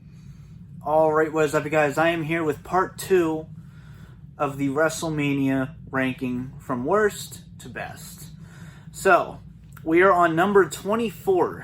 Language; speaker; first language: English; native; English